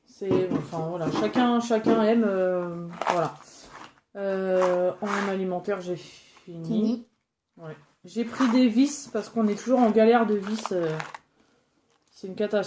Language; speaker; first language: French; native; French